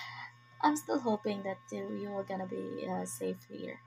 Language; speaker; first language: English; non-native, learner; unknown